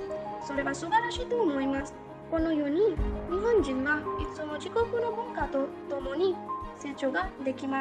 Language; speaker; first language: Japanese; non-native, learner; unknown